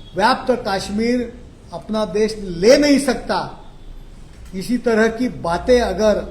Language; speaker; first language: Hindi; non-native, local second language; Marathi